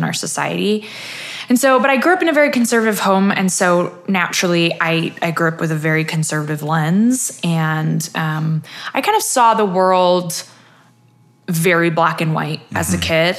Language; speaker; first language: English; native; English